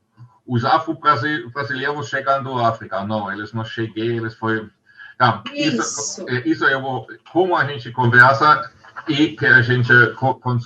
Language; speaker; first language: Portuguese; non-native, learner; German